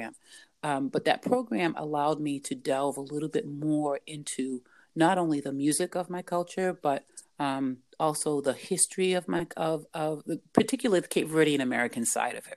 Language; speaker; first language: English; native; English